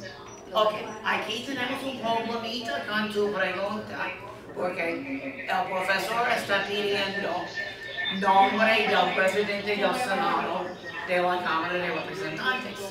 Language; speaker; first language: Spanish; non-native, fluent; English